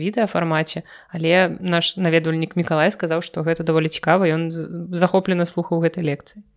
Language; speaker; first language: Belarusian; non-native, local second language; Russian